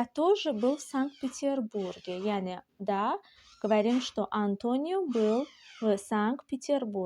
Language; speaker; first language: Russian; non-native, local second language; Azerbaijani